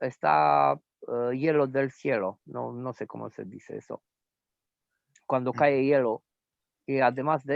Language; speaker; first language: Spanish; non-native, fluent; Romanian